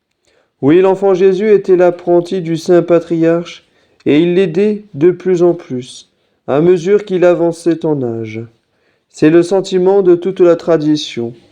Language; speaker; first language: French; native; French